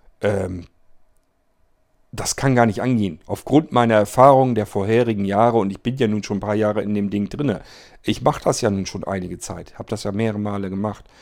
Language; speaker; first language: German; native; German